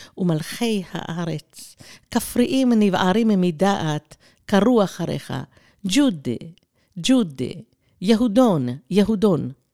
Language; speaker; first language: Hebrew; early bilingual, other home language; Persian